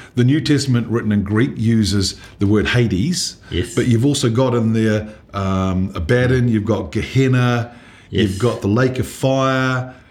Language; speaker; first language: English; native; English